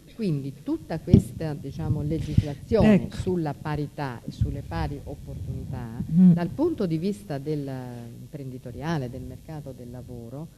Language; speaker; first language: Italian; native; Italian